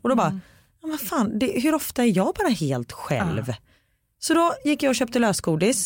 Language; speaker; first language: Swedish; native; Swedish